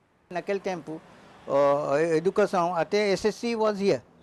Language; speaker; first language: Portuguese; non-native, local second language; Konkani